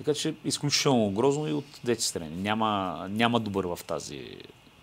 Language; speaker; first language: Bulgarian; native; Bulgarian